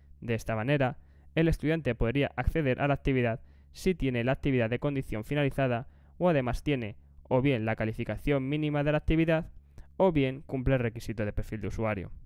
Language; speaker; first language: Spanish; native; Spanish